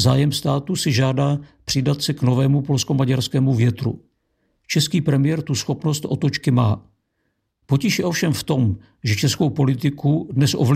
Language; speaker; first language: Czech; non-native, fluent; Serbian